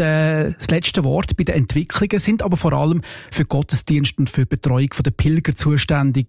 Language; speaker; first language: German; native; German